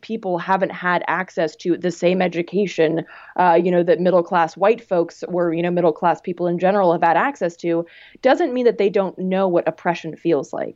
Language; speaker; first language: English; native; English